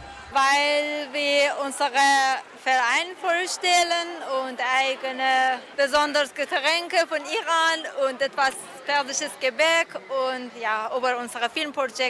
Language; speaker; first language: German; non-native, learner; Persian